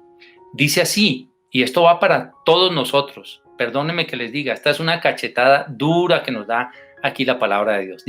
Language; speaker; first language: Spanish; native; Spanish